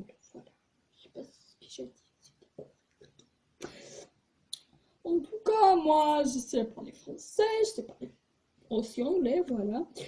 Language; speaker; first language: French; non-native, fluent; Portuguese